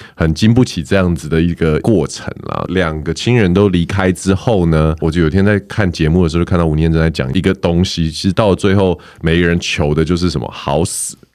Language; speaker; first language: Chinese; native; Chinese